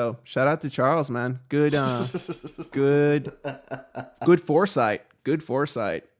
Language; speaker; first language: English; native; English